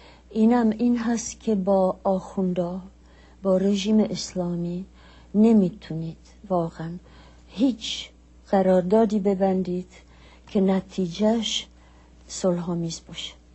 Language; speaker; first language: Persian; non-native, fluent; Czech